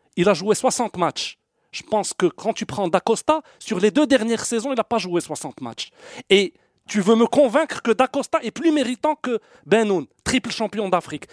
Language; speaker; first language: French; non-native, local second language; Arabic